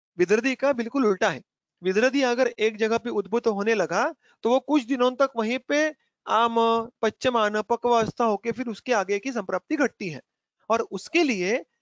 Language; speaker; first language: Hindi; non-native, local second language; Marathi